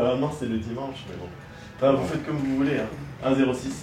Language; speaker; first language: French; native; French